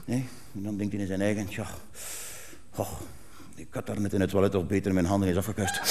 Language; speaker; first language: Dutch; native; Dutch